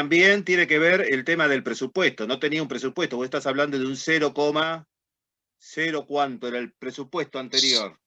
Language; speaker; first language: Spanish; native; Spanish